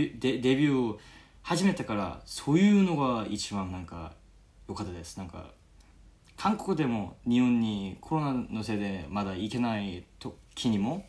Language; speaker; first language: Japanese; non-native, fluent; Korean